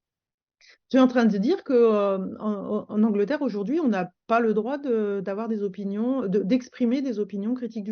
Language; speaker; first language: French; native; French